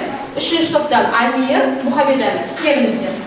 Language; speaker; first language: Kazakh; native; Kazakh